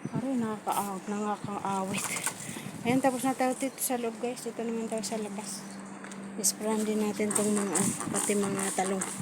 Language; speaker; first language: Filipino; non-native, local second language; Iloko